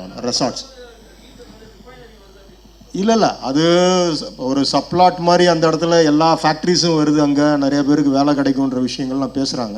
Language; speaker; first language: Tamil; native; Tamil